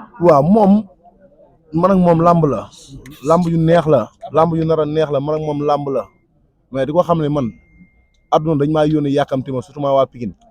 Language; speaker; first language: Wolof; non-native, local second language; Fula